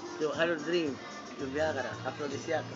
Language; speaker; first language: English; non-native, learner; Spanish